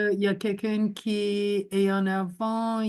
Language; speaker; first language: French; non-native, local second language; English